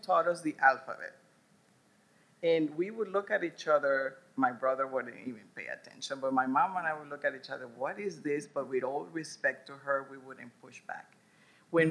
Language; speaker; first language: English; non-native, fluent; Spanish